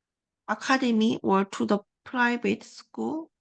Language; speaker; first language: English; non-native, learner; Korean